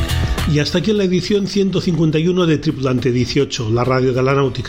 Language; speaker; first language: Spanish; native; Spanish